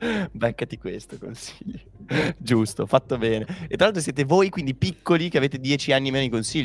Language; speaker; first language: Italian; native; Italian